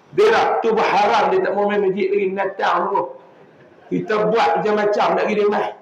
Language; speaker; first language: Malay; native; Malay